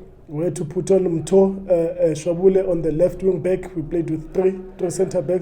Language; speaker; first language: English; non-native, local second language; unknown